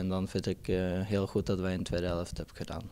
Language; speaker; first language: Dutch; non-native, fluent; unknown